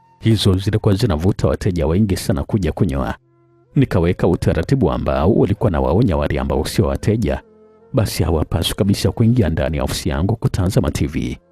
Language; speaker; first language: Swahili; native; Swahili